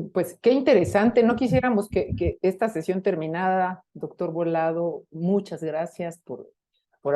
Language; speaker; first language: Spanish; native; Spanish